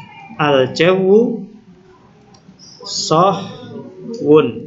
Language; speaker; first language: Arabic; non-native, fluent; Indonesian